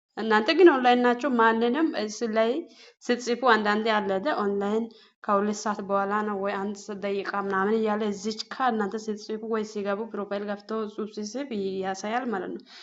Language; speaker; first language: Amharic; non-native, local second language; Oromo